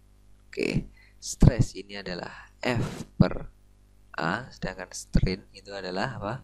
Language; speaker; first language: Indonesian; native; Indonesian